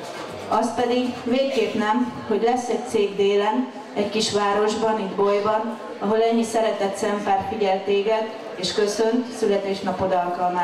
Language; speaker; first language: Hungarian; native; Hungarian